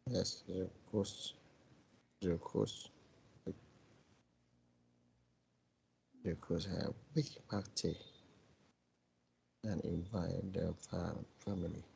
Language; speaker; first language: English; non-native, learner; Vietnamese